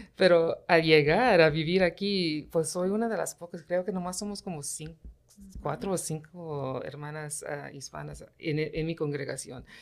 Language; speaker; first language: Spanish; early bilingual, heritage; Spanish